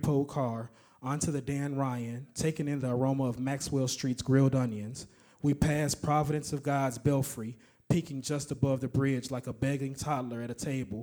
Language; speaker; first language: English; native; English